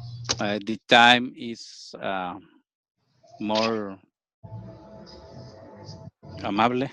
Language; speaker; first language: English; non-native, learner; Spanish